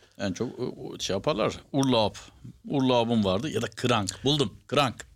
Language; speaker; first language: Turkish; native; Turkish